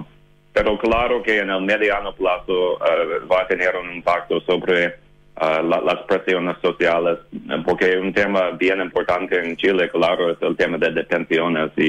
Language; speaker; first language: Spanish; non-native, fluent; English